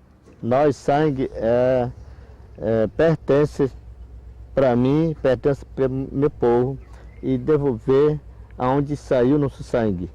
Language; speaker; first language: Portuguese; non-native, local second language; Yanomámi